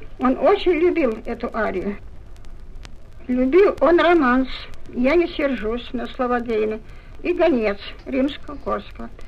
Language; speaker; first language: Russian; native; Russian